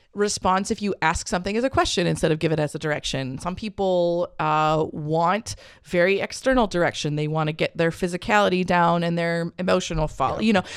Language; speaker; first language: English; native; English